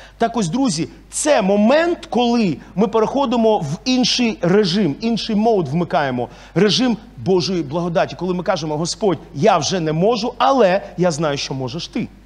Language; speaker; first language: Ukrainian; non-native, local second language; Russian